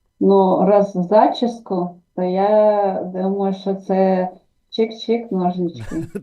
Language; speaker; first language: Ukrainian; non-native, learner; Russian